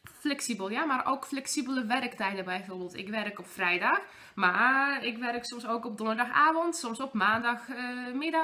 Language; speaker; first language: Dutch; non-native, fluent; Polish